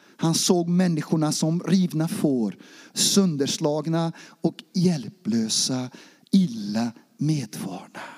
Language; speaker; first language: Swedish; non-native, fluent; Portuguese